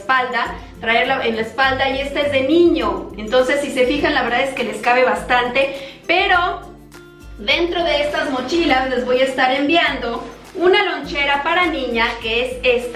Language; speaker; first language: Spanish; native; Spanish